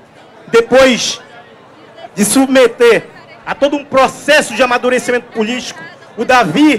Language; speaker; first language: Portuguese; native; Portuguese